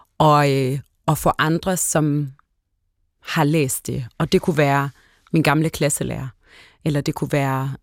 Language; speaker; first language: Danish; early bilingual, other home language; Arabic